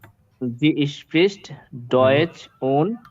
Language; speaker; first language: German; non-native, learner; Bangla